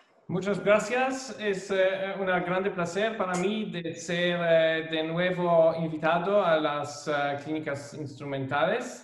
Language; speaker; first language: Spanish; non-native, fluent; German